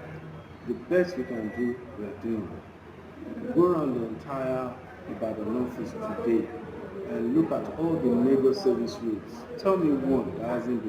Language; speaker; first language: English; non-native, local second language; Yoruba